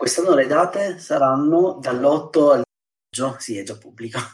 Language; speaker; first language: Italian; native; Italian